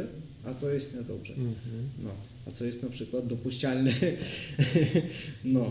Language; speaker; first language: Polish; non-native, learner; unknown